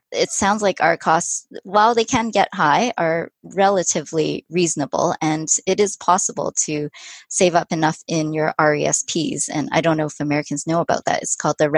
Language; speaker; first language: English; native; English